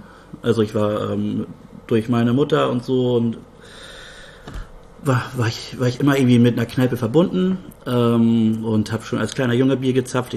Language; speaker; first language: German; native; German